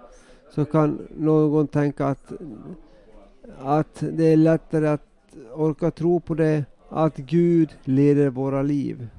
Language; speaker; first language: Swedish; non-native, local second language; Finnish